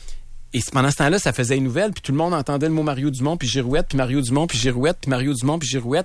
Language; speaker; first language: French; native; French